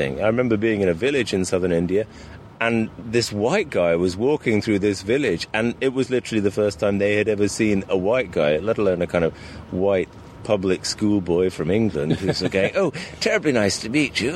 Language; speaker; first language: English; native; English